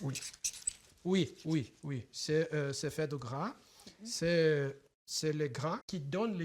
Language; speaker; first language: French; non-native, fluent; Portuguese